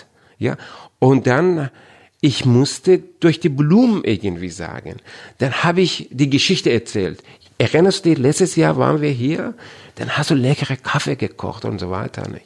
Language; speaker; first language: German; non-native, fluent; Persian